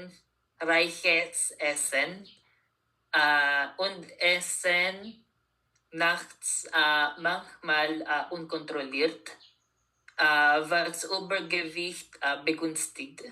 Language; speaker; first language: German; non-native, learner; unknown